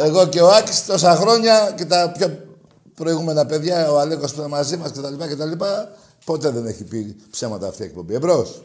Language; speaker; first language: Greek; native; Greek